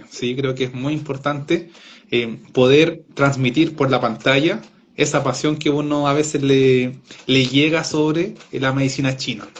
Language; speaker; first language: Spanish; native; Spanish